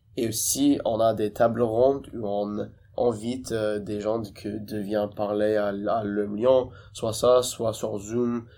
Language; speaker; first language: French; non-native, fluent; English